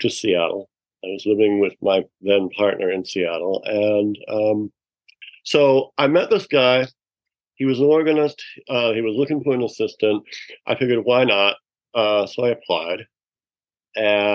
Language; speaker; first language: English; native; English